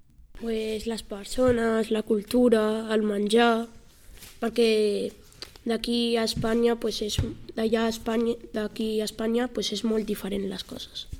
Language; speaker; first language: Catalan; early bilingual, other home language; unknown